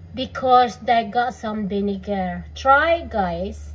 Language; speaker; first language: English; non-native, local second language; Filipino